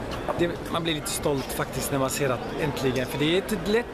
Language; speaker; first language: Swedish; early bilingual, other home language; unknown